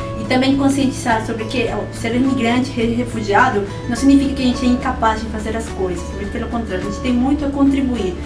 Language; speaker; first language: Portuguese; non-native, fluent; Spanish